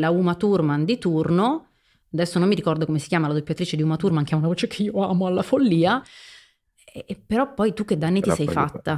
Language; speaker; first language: Italian; native; Italian